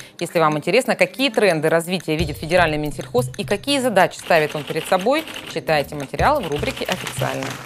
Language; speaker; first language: Russian; native; Russian